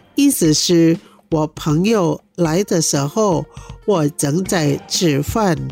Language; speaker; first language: Chinese; early bilingual, heritage; Chinese